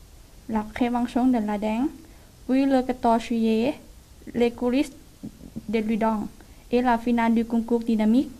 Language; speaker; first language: French; non-native, learner; Lao